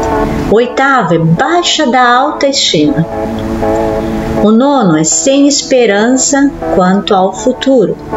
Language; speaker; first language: Portuguese; native; Portuguese